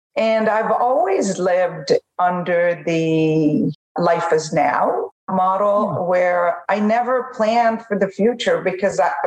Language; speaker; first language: English; non-native, fluent; Arabic